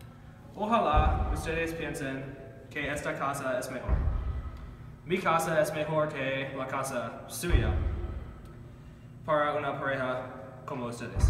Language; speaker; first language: Spanish; non-native, learner; English